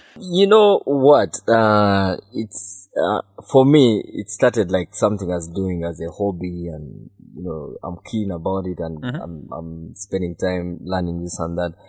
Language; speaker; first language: English; non-native, local second language; Ganda